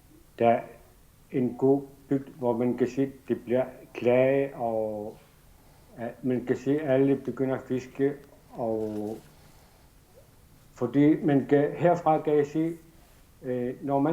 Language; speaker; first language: Danish; non-native, local second language; Kalaallisut